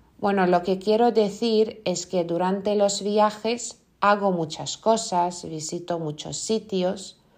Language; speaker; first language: Spanish; non-native, fluent; Lithuanian